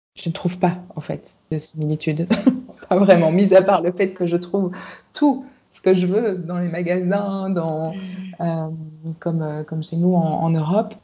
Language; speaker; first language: French; native; French